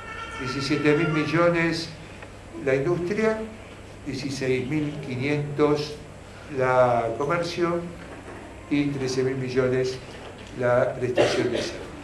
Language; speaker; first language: Spanish; native; Spanish